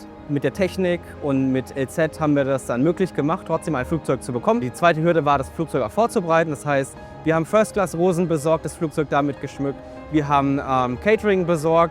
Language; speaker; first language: German; native; German